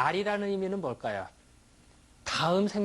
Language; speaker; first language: Korean; native; Korean